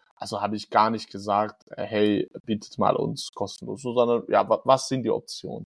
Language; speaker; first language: German; non-native, fluent; Hungarian